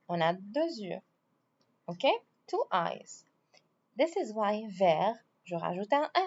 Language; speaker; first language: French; non-native, fluent; Arabic